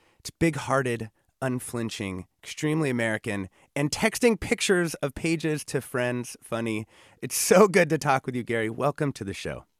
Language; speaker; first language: English; native; English